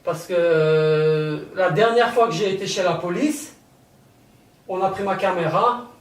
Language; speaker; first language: French; early bilingual, other home language; Turkish